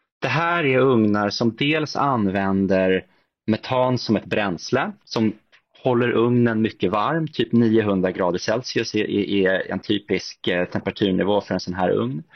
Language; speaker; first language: Swedish; native; Swedish